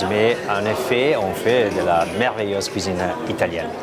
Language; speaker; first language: French; non-native, fluent; Italian